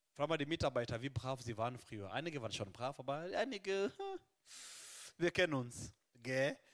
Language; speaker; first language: German; non-native, fluent; Swahili